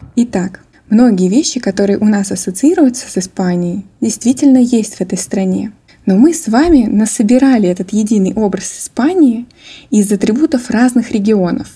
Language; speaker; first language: Russian; native; Russian